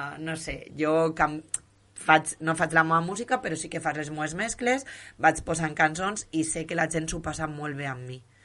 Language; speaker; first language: Catalan; native; Catalan